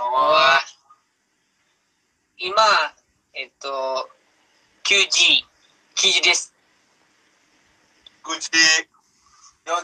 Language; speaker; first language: Japanese; non-native, learner; Indonesian